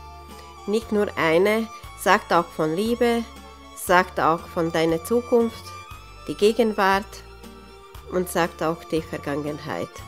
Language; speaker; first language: German; non-native, local second language; Serbian